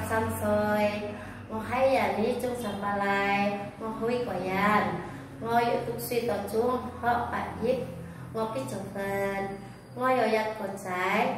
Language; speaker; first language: Chinese; non-native, learner; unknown